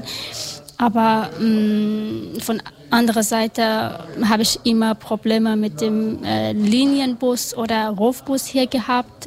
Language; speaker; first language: German; non-native, learner; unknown